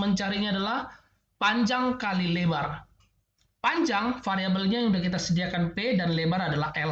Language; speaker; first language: Indonesian; native; Indonesian